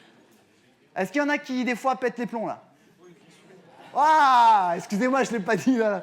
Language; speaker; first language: French; native; French